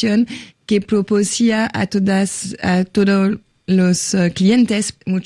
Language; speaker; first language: Spanish; non-native, fluent; French